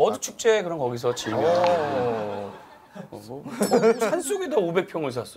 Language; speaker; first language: Korean; native; Korean